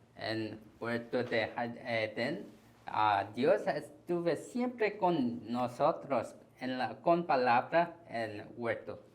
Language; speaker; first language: Spanish; non-native, learner; Korean